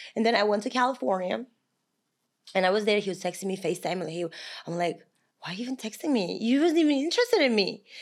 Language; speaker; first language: English; non-native, fluent; Kazakh